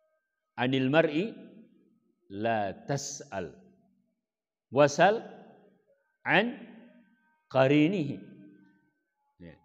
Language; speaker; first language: Arabic; non-native, fluent; Indonesian